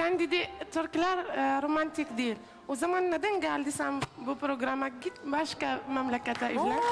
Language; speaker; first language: Turkish; non-native, learner; Arabic